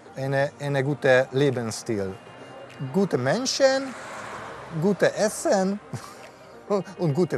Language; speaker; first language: German; non-native, learner; Hungarian